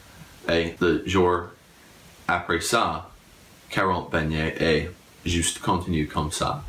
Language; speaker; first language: French; non-native, learner; English